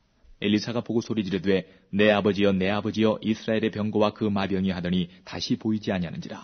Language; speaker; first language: Korean; native; Korean